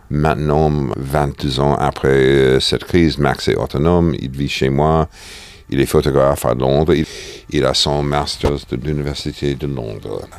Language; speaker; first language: French; non-native, fluent; English